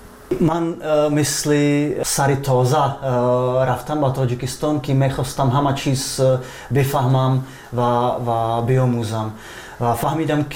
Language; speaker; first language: Persian; non-native, fluent; Czech